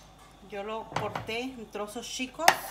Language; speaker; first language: Spanish; native; Spanish